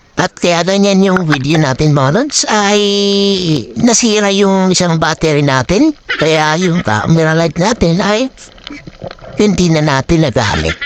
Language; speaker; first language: Filipino; non-native, local second language; Waray